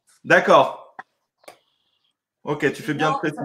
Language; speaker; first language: French; native; French